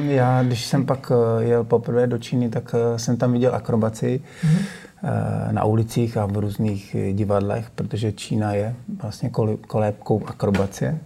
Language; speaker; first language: Czech; native; Czech